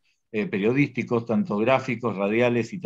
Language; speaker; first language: Spanish; native; Spanish